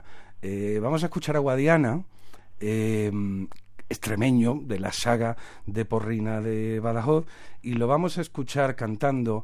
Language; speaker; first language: Spanish; native; Spanish